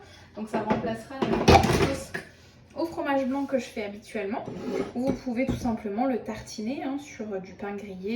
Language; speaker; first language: French; native; French